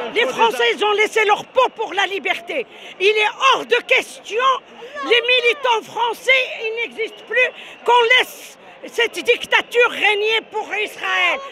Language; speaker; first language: French; non-native, local second language; Arabic